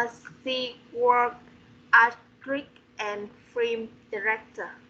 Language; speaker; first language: English; non-native, learner; Vietnamese